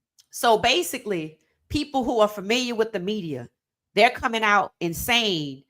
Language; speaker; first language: English; native; English